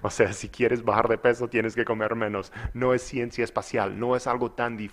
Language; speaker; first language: Spanish; non-native, fluent; English